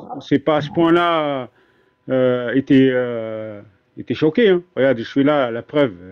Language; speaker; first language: French; non-native, local second language; Arabic